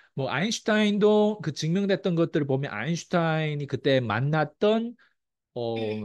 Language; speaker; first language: Korean; early bilingual, heritage; Korean